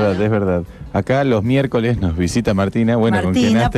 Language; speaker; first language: Spanish; native; Spanish